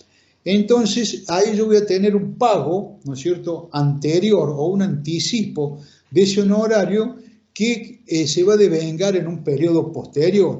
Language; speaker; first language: Spanish; native; Spanish